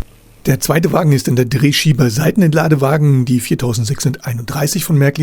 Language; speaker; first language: German; native; German